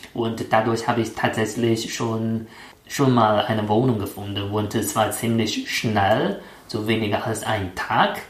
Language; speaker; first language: German; non-native, fluent; Chinese